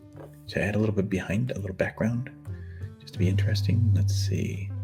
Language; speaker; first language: English; native; English